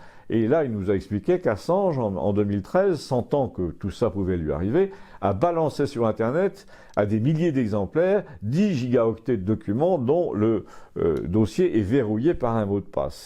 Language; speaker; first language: French; native; French